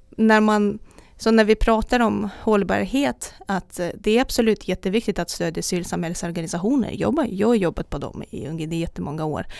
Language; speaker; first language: Swedish; non-native, fluent; Russian